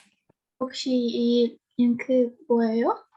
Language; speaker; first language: Korean; non-native, learner; Russian